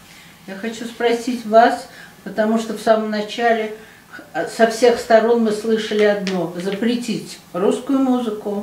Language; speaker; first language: Russian; native; Russian